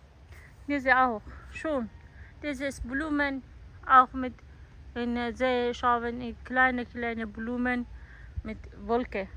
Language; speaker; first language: German; non-native, learner; Persian